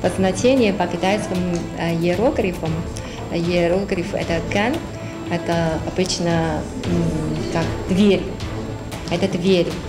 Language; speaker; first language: Russian; non-native, learner; Chinese